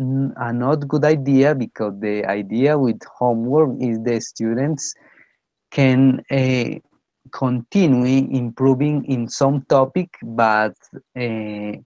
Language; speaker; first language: English; non-native, fluent; Spanish